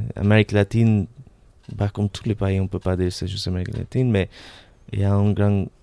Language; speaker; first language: French; non-native, fluent; Spanish